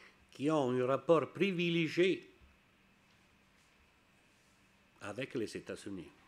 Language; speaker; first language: French; non-native, learner; Italian